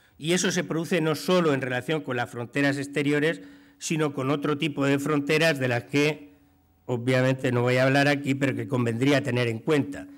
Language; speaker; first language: Spanish; native; Spanish